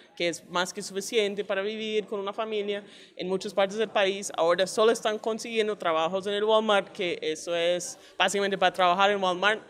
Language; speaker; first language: Spanish; non-native, fluent; English